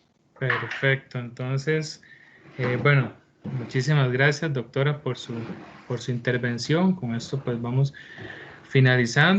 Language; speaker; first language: Spanish; native; Spanish